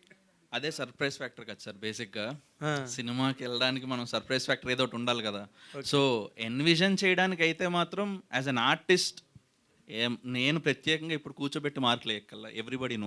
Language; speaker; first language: Telugu; native; Telugu